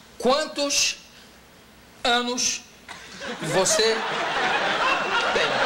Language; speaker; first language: Portuguese; native; Portuguese